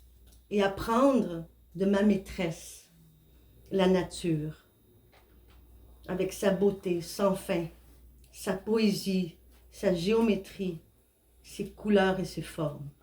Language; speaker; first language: French; non-native, fluent; Spanish